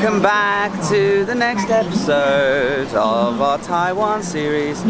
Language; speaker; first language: English; native; English